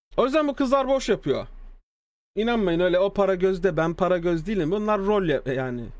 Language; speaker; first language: Turkish; early bilingual, heritage; Turkish